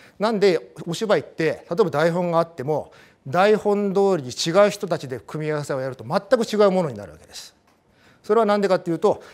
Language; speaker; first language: Japanese; native; Japanese